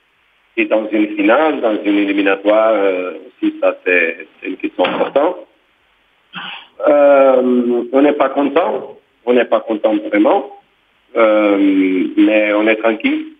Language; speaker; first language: French; non-native, fluent; Portuguese